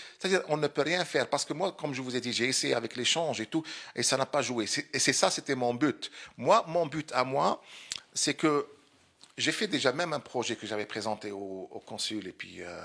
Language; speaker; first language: French; non-native, local second language; Arabic